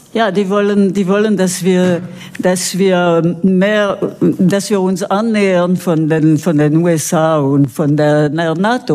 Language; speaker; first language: German; non-native, local second language; French